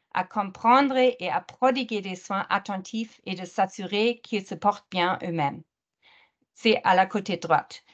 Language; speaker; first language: French; non-native, fluent; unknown